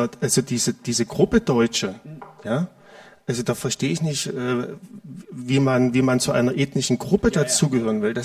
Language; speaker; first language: German; native; German